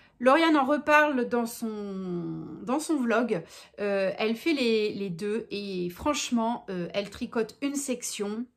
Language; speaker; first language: French; native; French